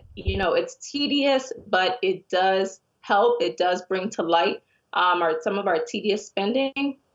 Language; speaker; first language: English; native; English